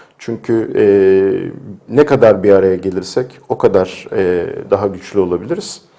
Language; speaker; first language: Turkish; native; Turkish